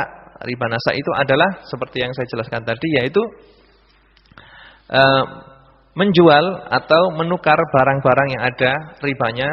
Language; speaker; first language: Indonesian; native; Indonesian